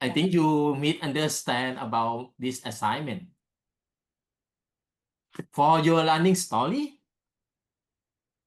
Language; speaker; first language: English; non-native, learner; Thai